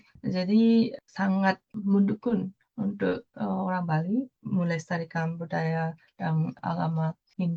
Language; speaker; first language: Indonesian; non-native, fluent; Japanese